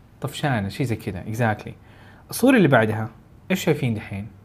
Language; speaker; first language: Arabic; native; Arabic